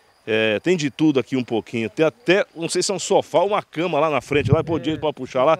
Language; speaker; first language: Portuguese; native; Portuguese